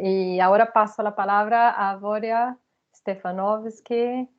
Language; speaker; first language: Spanish; non-native, fluent; Portuguese